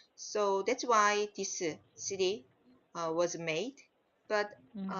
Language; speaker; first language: English; non-native, learner; Korean